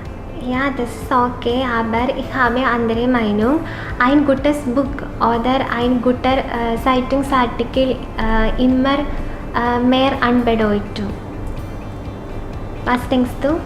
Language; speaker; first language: German; non-native, learner; Malayalam